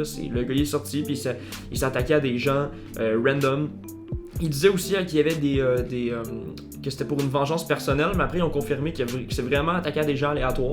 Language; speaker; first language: French; native; French